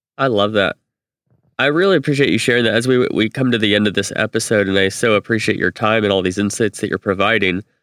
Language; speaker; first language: English; native; English